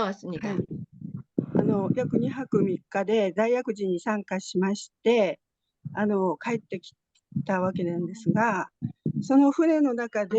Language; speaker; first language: Japanese; native; Japanese